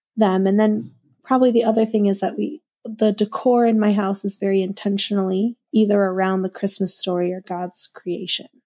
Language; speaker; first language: English; native; English